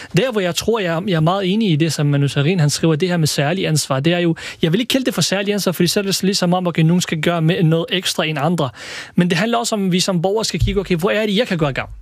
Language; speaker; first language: Danish; early bilingual, other home language; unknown